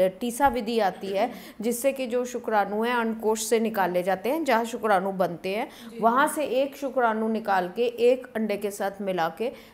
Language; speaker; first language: Hindi; non-native, local second language; Punjabi